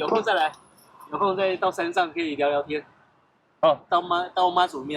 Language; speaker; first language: Chinese; non-native, local second language; Min Nan Chinese